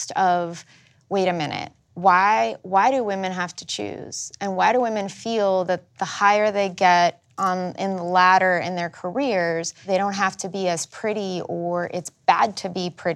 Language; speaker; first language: English; early bilingual, other home language; Spanish